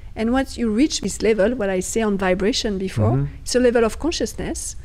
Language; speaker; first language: English; non-native, fluent; French